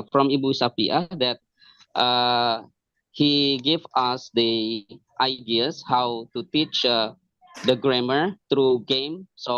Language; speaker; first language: English; non-native, learner; Indonesian